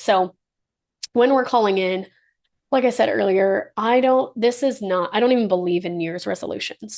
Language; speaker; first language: English; native; English